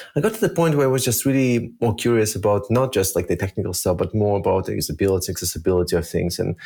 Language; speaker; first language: English; early bilingual, other home language; Russian